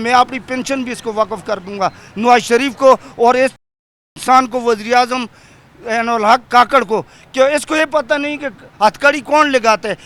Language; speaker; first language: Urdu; non-native, local second language; Pashto